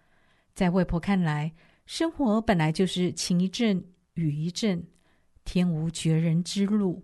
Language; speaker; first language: Chinese; native; Chinese